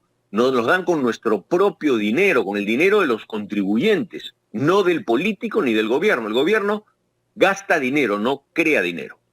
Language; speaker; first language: Spanish; native; Spanish